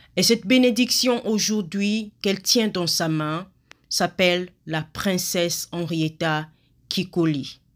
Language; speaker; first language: French; non-native, local second language; Lingala